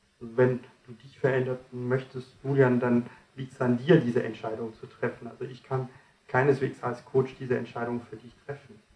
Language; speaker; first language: German; non-native, fluent; French